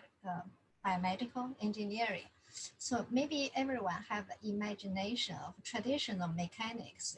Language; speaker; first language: English; non-native, fluent; Chinese